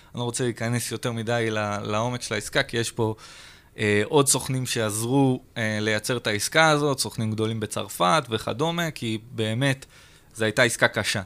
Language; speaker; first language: Hebrew; native; Hebrew